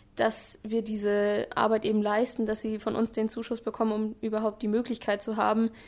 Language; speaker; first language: German; native; German